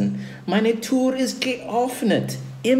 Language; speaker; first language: German; non-native, learner; English